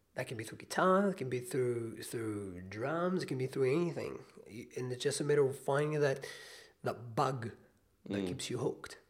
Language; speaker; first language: English; non-native, fluent; Hebrew